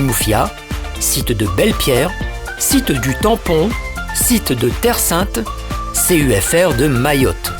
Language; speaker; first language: French; native; French